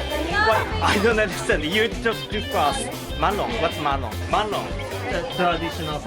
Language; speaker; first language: English; non-native, learner; Japanese